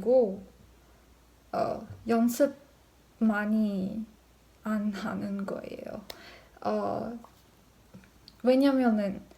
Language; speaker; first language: Korean; non-native, learner; English